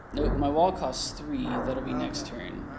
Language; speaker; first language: English; native; English